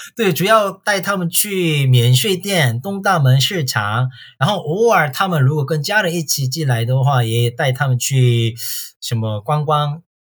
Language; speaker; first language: Chinese; non-native, fluent; Korean